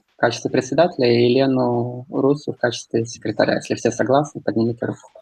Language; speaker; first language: Russian; non-native, local second language; Romanian